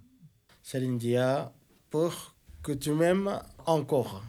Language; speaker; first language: French; non-native, learner; Arabic